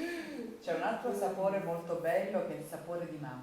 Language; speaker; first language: Italian; native; Italian